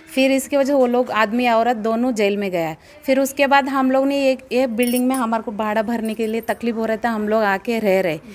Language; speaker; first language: Hindi; non-native, local second language; Telugu